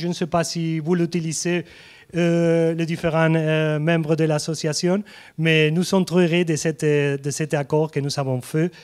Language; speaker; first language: French; non-native, fluent; Spanish